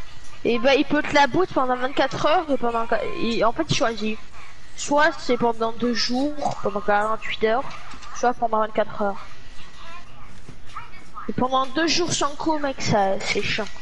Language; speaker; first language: French; native; French